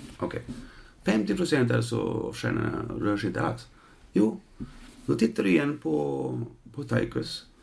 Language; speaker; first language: Swedish; non-native, fluent; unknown